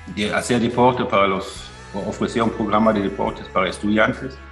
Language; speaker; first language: Spanish; non-native, fluent; German